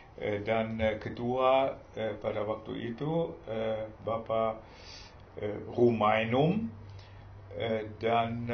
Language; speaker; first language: Indonesian; non-native, fluent; German